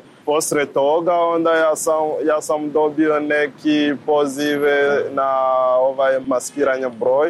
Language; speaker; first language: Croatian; non-native, learner; Rundi